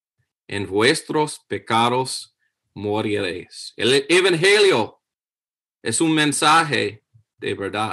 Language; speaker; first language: Spanish; non-native, fluent; English